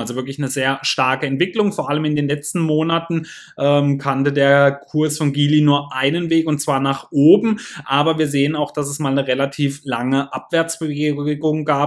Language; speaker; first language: German; native; German